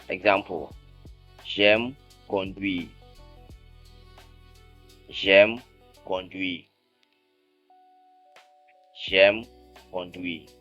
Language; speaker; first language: French; non-native, fluent; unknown